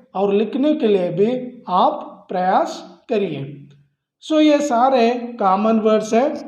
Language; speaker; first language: Hindi; non-native, local second language; Kannada